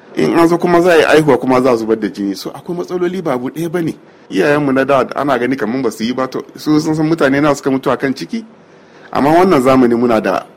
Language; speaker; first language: Hausa; native; Hausa